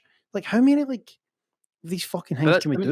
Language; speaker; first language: English; native; English